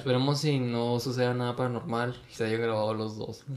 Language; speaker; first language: Spanish; native; Spanish